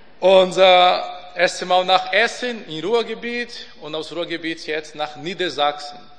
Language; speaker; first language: German; non-native, fluent; Portuguese